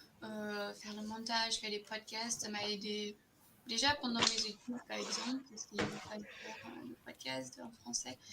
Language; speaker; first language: French; non-native, fluent; German